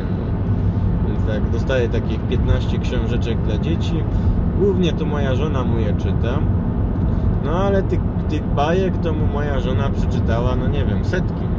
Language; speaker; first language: Polish; native; Polish